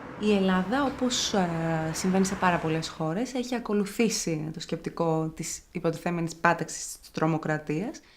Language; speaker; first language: Greek; native; Greek